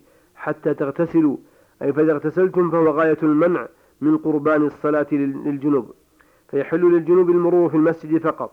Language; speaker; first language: Arabic; native; Arabic